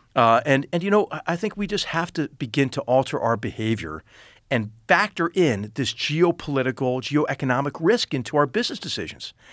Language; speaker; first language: English; native; English